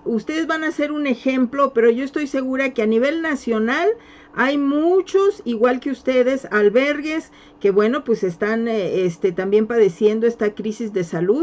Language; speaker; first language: Spanish; native; Spanish